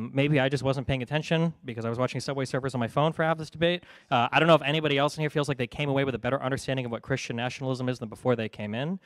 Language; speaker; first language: English; native; English